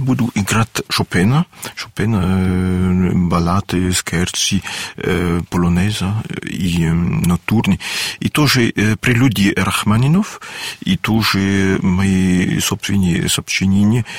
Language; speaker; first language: Russian; non-native, learner; French